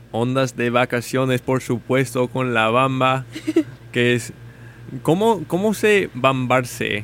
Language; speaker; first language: Spanish; non-native, learner; English